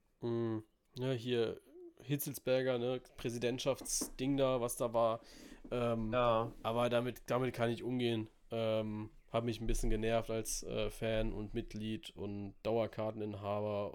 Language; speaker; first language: German; native; German